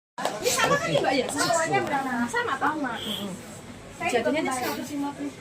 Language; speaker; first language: Indonesian; native; Indonesian